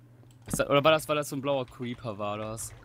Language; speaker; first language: German; native; German